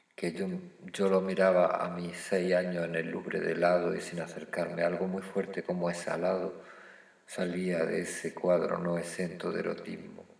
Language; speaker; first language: Spanish; native; Spanish